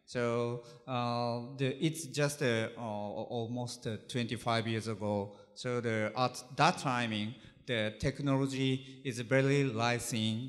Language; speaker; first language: English; non-native, learner; Japanese